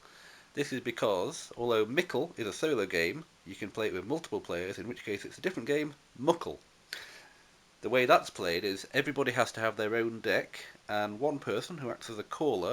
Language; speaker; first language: English; native; English